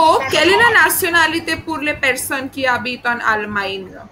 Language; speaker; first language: French; non-native, fluent; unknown